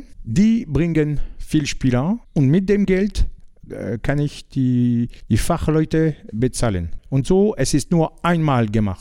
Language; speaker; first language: German; non-native, learner; French